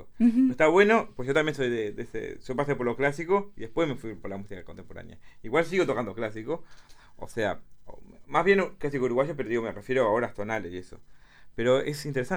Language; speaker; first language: Spanish; native; Spanish